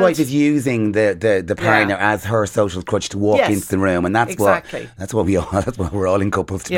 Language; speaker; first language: English; native; English